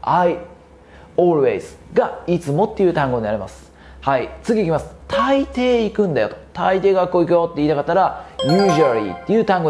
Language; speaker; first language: Japanese; native; Japanese